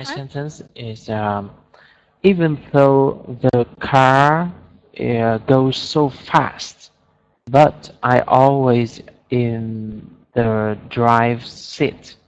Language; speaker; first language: English; non-native, learner; Vietnamese